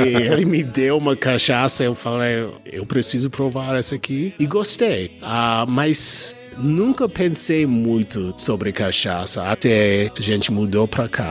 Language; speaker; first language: Portuguese; non-native, learner; English